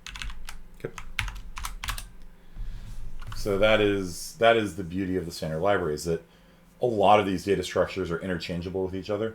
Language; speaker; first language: English; native; English